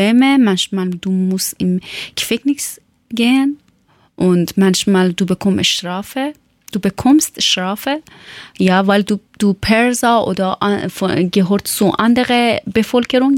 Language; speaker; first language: German; non-native, learner; Persian